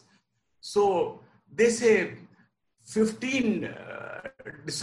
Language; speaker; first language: English; non-native, local second language; Kashmiri